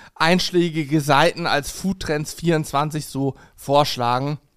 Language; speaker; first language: German; native; German